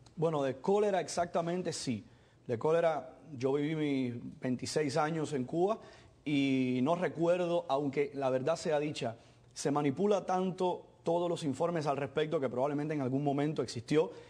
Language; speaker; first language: Spanish; native; Spanish